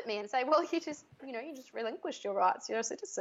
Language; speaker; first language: English; native; English